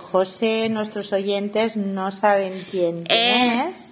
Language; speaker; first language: Spanish; native; Spanish